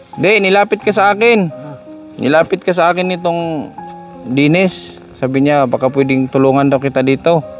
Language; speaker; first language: Filipino; native; Filipino